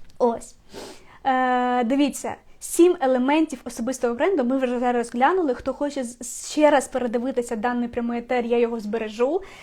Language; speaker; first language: Ukrainian; non-native, local second language; Russian